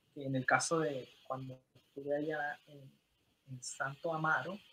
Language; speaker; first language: Spanish; native; Spanish